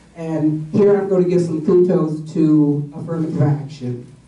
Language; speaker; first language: English; native; English